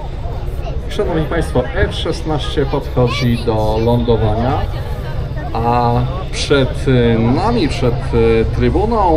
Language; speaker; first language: Polish; native; Polish